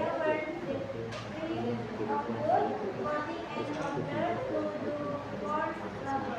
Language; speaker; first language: English; non-native, learner; Indonesian